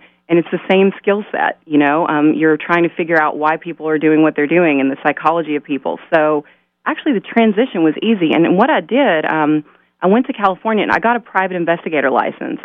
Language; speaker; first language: English; native; English